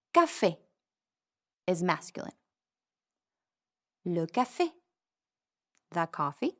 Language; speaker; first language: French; non-native, fluent; English